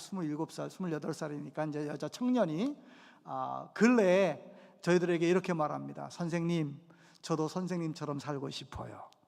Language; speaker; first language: Korean; native; Korean